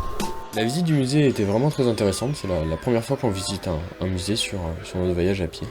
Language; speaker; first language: French; native; French